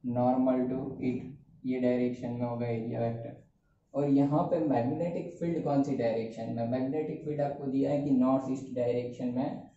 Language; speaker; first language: Hindi; non-native, local second language; Gujarati